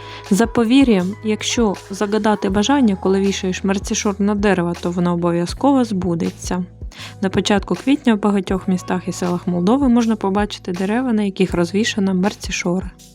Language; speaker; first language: Ukrainian; non-native, fluent; Bulgarian